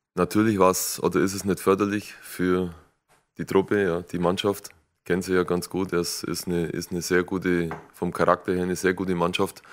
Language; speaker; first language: German; native; German